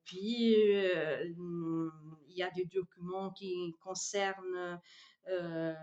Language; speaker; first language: French; non-native, fluent; Italian